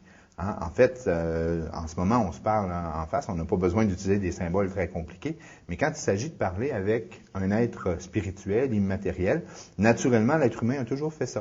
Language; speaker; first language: French; native; French